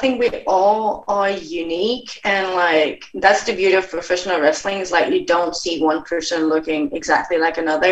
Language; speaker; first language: English; non-native, fluent; French